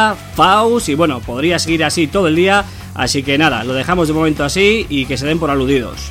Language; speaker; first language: Spanish; native; Spanish